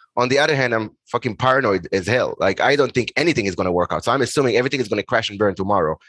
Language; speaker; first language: English; non-native, fluent; Hebrew